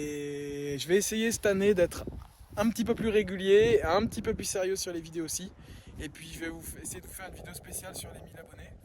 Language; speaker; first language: French; native; French